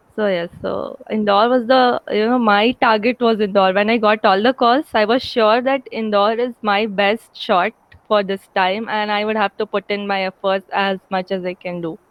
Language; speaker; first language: English; non-native, local second language; Hindi